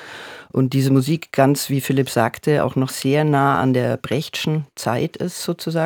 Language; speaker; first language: German; native; German